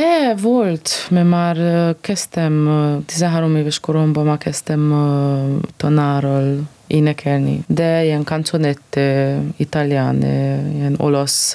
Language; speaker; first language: Hungarian; non-native, fluent; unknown